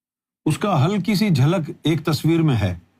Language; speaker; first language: Urdu; native; Urdu